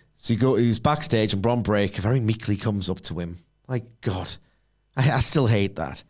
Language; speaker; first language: English; native; English